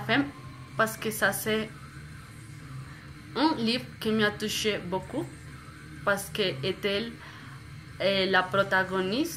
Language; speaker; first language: French; non-native, fluent; Spanish